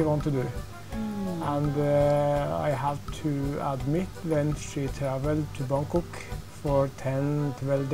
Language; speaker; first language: English; non-native, fluent; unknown